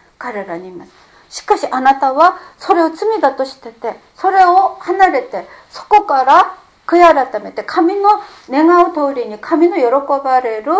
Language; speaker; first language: Japanese; non-native, fluent; Korean